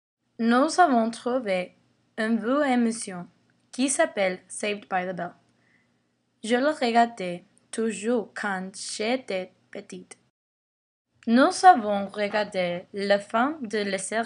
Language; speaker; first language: French; non-native, learner; English